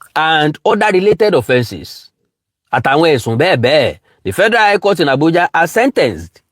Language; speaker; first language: English; non-native, local second language; Yoruba